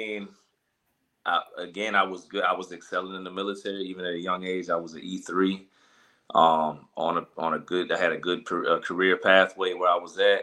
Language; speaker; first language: English; native; English